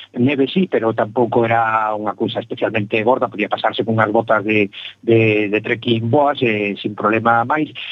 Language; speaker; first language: Galician; native; Galician